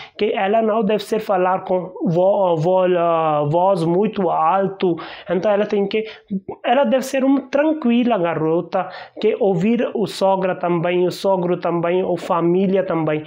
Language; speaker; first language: Portuguese; non-native, learner; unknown